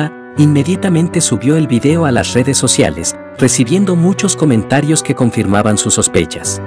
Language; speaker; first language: Spanish; native; Spanish